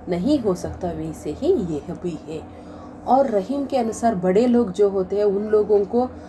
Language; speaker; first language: Hindi; non-native, local second language; Kannada